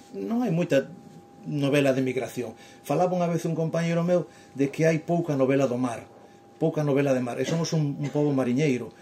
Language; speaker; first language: Galician; native; Galician